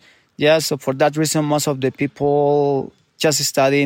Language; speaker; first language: English; non-native, fluent; Spanish